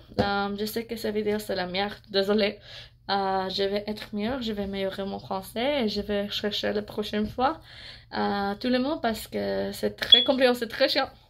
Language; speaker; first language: French; non-native, learner; English